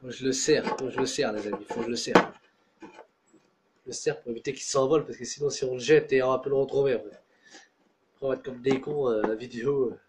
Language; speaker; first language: French; native; French